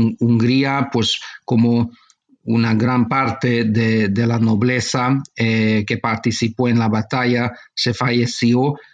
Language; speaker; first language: Spanish; non-native, fluent; Hungarian